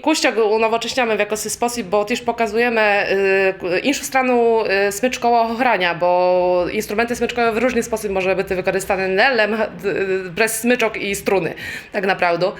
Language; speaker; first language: Polish; non-native, local second language; Rusyn